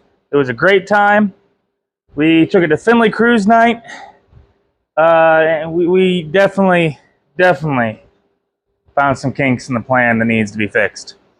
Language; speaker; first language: English; native; English